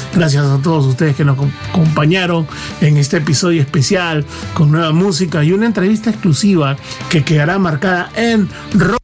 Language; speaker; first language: Spanish; native; Spanish